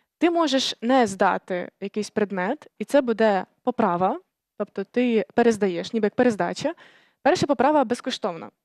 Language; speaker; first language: Ukrainian; native; Ukrainian